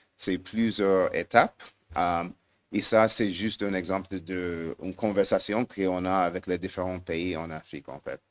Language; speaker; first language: French; non-native, fluent; English